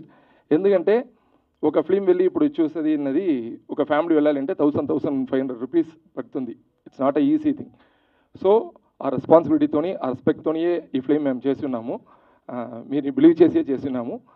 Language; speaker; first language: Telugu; early bilingual, heritage; Telugu